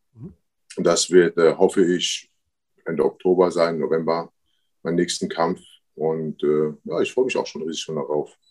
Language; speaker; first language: German; early bilingual, other home language; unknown